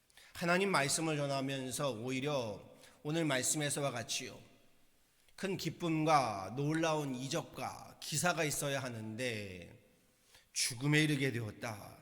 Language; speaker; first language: Korean; native; Korean